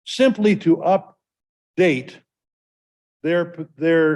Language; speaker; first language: English; native; English